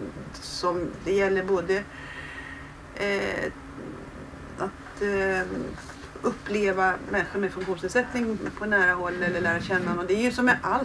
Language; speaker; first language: Swedish; native; Swedish